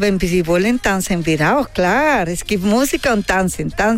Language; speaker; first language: German; non-native, learner; Spanish